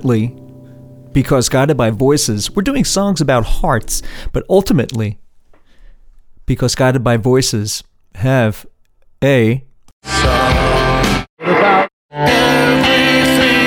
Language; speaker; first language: English; native; English